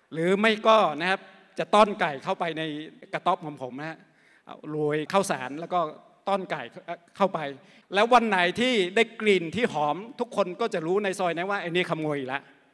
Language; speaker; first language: Thai; non-native, local second language; Akha